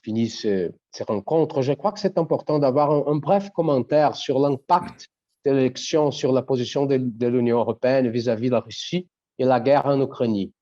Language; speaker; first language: French; non-native, fluent; Portuguese